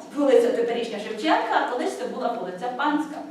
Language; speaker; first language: Ukrainian; native; Ukrainian